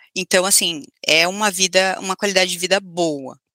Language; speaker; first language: Portuguese; native; Portuguese